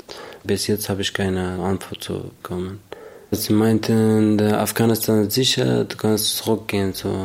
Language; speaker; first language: German; non-native, learner; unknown